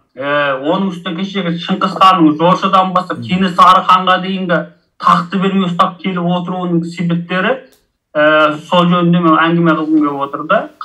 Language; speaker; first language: Kazakh; early bilingual, heritage; Kazakh